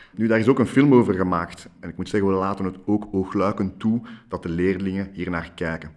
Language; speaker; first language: Dutch; non-native, local second language; French